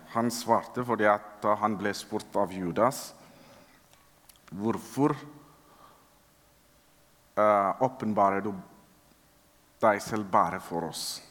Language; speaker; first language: Norwegian; non-native, fluent; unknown